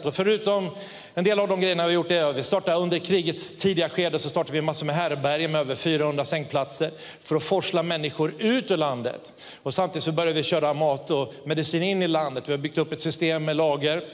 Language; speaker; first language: Swedish; native; Swedish